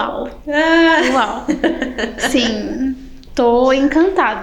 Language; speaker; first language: Portuguese; native; Portuguese